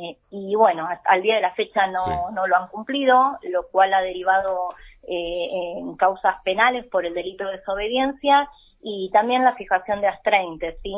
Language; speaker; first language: Spanish; native; Spanish